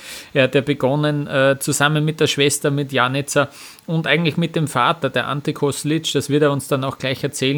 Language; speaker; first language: German; native; German